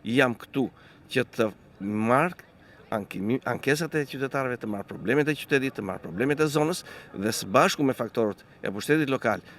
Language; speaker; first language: Albanian; native; Albanian